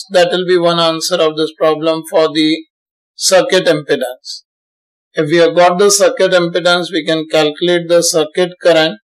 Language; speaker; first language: English; non-native, local second language; Hindi